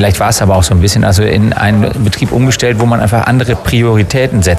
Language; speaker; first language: German; native; German